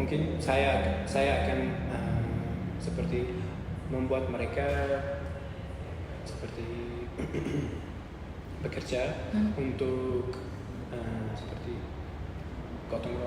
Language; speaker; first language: Indonesian; non-native, learner; Uzbek